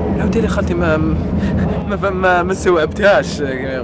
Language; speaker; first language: Arabic; native; Arabic